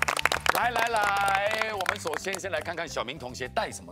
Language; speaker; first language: Chinese; native; Chinese